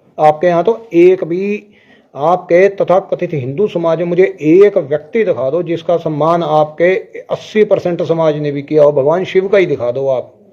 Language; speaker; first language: Hindi; non-native, local second language; Punjabi